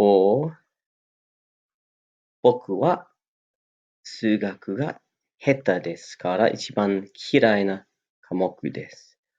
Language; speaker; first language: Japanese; non-native, fluent; English